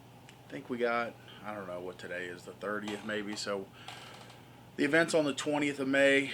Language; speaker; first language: English; native; English